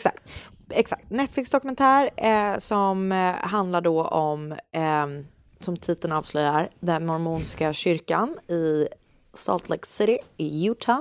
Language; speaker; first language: Swedish; native; Swedish